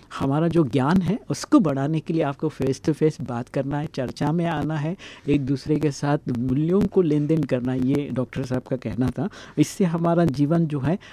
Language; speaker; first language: Hindi; native; Hindi